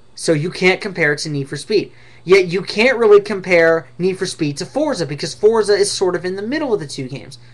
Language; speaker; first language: English; native; English